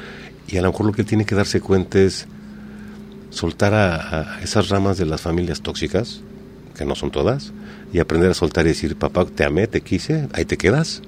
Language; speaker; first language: Spanish; native; Spanish